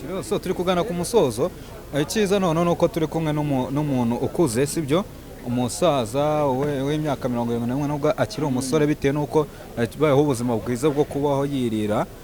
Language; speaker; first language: Kinyarwanda; native; Kinyarwanda